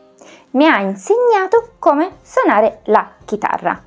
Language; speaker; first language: Italian; non-native, fluent; Russian